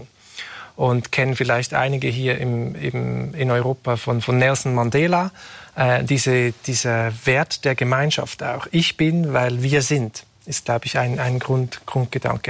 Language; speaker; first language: German; native; German